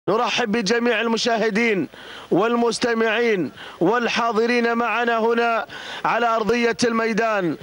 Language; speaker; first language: Arabic; native; Arabic